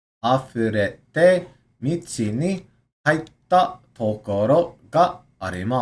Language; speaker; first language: Japanese; non-native, learner; English